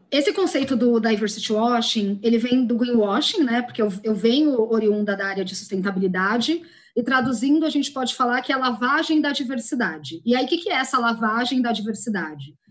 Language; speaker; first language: Portuguese; native; Portuguese